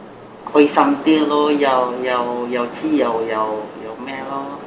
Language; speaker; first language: Cantonese; non-native, fluent; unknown